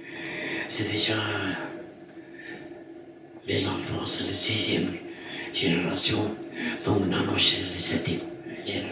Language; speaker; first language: French; non-native, fluent; Dutch